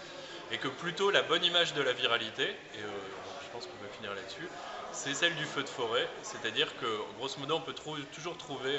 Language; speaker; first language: French; native; French